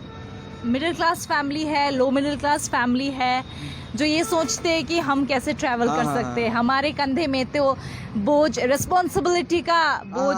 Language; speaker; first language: Hindi; native; Hindi